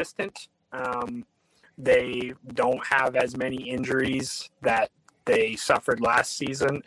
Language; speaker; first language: English; native; English